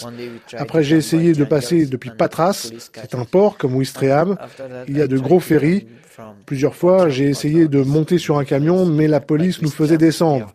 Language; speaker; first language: French; non-native, fluent; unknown